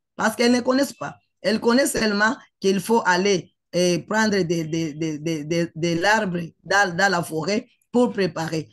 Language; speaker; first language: French; non-native, local second language; Swahili